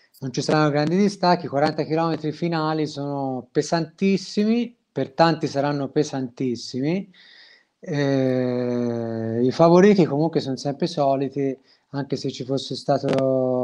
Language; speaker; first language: Italian; native; Italian